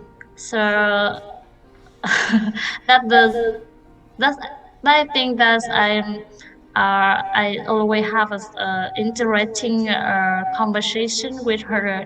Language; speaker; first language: English; non-native, learner; Vietnamese